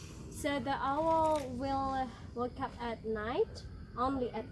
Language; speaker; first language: English; non-native, learner; Indonesian